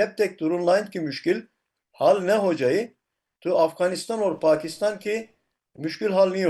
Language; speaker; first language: Hindi; non-native, fluent; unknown